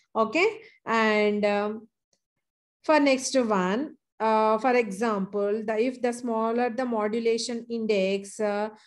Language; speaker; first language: English; non-native, local second language; Telugu